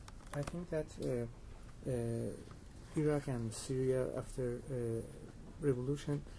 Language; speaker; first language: English; non-native, learner; Persian